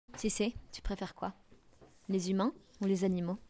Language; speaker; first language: French; native; French